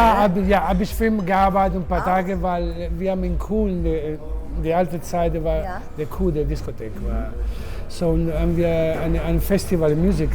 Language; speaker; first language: German; non-native, learner; Italian